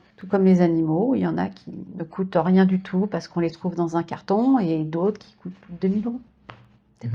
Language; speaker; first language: French; native; French